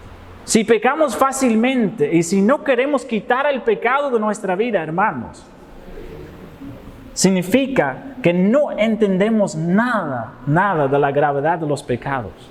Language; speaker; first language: Spanish; non-native, fluent; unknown